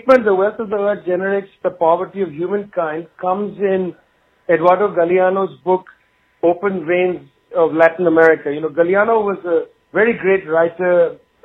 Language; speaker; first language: English; non-native, local second language; Bangla